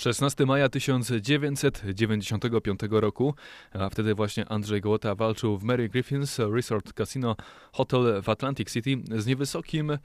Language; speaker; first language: Polish; native; Polish